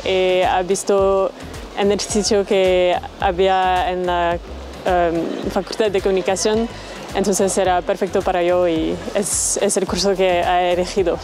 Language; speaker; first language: Spanish; non-native, learner; French